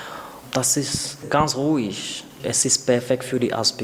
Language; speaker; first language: German; non-native, learner; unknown